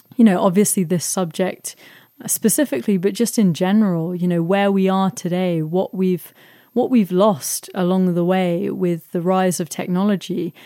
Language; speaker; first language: English; native; English